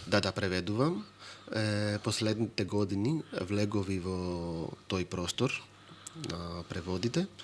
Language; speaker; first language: Macedonian; non-native, fluent; Greek